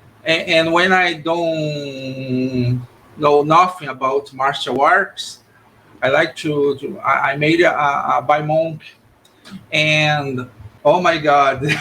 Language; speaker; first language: English; non-native, learner; Portuguese